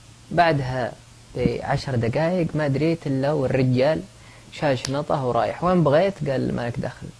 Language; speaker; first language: Arabic; native; Arabic